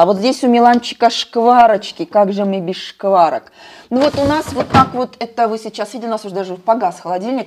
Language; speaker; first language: Russian; native; Russian